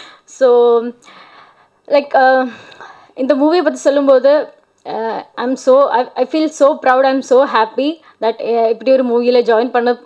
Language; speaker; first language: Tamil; non-native, learner; Malayalam